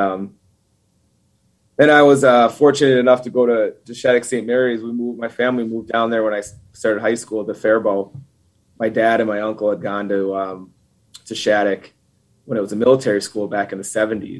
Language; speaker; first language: English; native; English